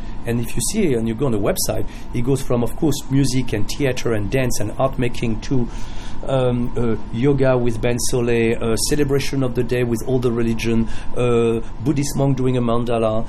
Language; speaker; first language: English; non-native, fluent; French